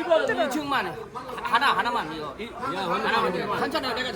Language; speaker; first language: Korean; non-native, learner; Bangla